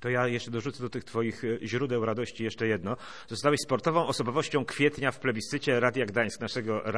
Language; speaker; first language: Polish; native; Polish